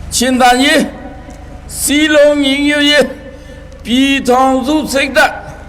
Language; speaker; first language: Burmese; non-native, local second language; Pa'o Karen